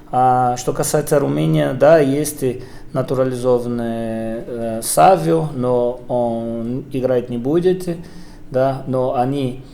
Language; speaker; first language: Russian; non-native, fluent; Portuguese